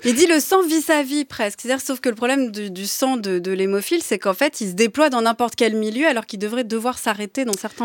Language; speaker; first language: French; native; French